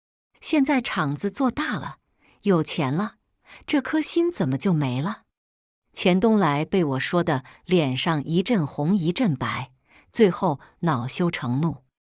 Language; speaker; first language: Chinese; native; Chinese